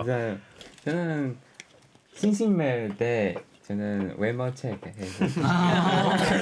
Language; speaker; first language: Korean; non-native, learner; Chinese